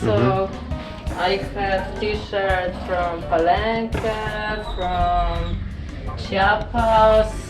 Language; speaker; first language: English; non-native, fluent; Polish